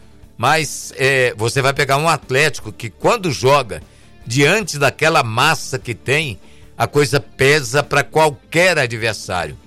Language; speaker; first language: Portuguese; native; Portuguese